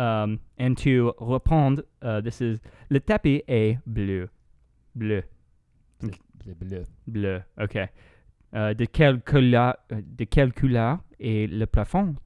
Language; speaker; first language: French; non-native, learner; English